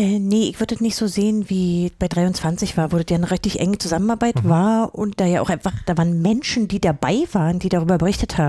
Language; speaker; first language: German; native; German